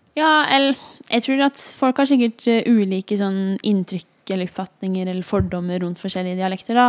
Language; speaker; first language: Norwegian; native; Norwegian